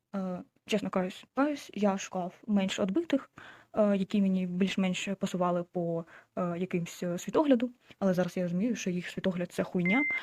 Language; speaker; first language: Ukrainian; non-native, local second language; Russian